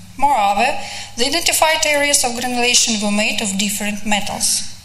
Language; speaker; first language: English; non-native, fluent; Russian